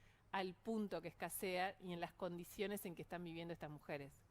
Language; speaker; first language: Spanish; native; Spanish